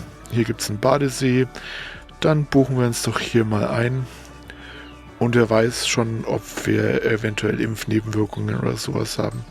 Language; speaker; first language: German; native; German